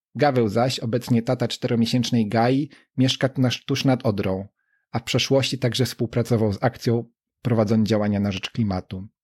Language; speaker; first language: Polish; native; Polish